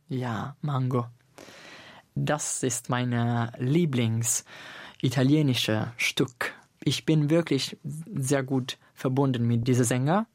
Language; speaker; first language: German; non-native, learner; Italian